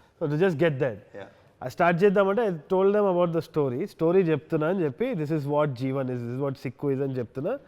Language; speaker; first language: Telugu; native; Telugu